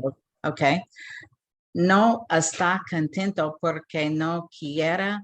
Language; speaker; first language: Spanish; non-native, learner; English